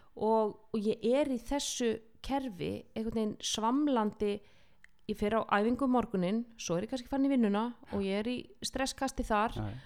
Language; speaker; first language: Icelandic; native; Icelandic